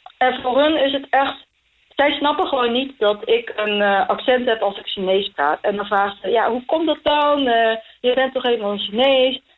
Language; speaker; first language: Dutch; early bilingual, other home language; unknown